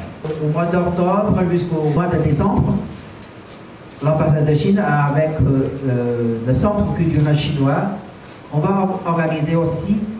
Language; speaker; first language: French; non-native, fluent; Chinese